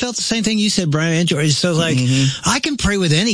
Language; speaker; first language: English; native; English